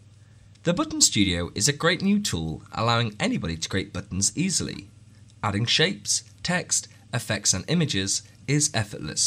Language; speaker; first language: English; native; English